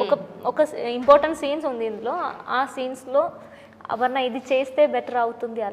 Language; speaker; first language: Telugu; non-native, learner; Malayalam